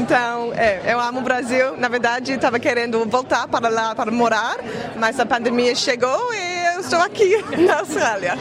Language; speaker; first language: Portuguese; non-native, fluent; English